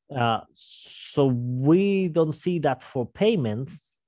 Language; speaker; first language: English; non-native, fluent; Spanish